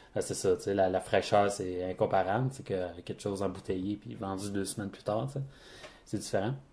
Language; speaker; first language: French; native; French